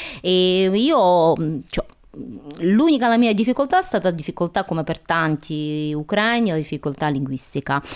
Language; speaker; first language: Italian; non-native, fluent; Ukrainian